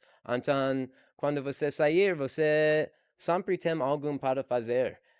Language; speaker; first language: Portuguese; non-native, learner; English